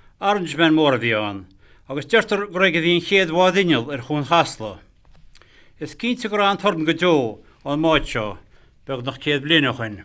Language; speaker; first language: Irish; native; Irish